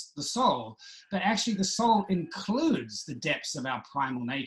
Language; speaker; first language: English; native; English